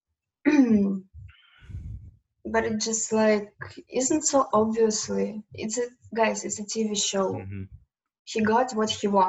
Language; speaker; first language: English; non-native, learner; Ukrainian